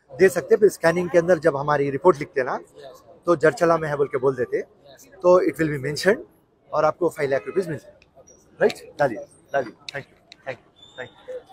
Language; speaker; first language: Hindi; non-native, local second language; Urdu